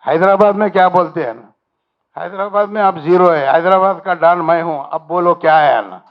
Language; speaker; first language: Hindi; non-native, local second language; Telugu